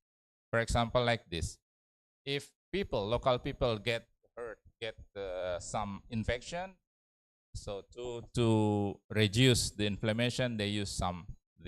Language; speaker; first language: English; non-native, learner; Indonesian